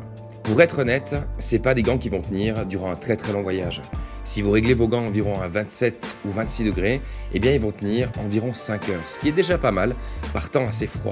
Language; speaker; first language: French; native; French